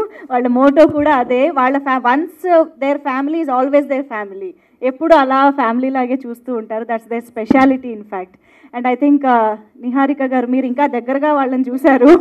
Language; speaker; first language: Telugu; native; Telugu